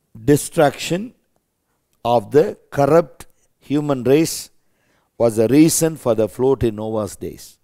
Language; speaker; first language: English; non-native, local second language; Tamil